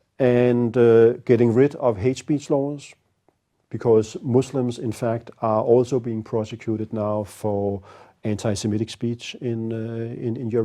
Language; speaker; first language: English; non-native, fluent; Danish